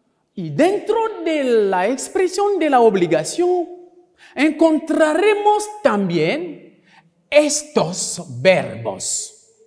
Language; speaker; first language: Spanish; non-native, local second language; French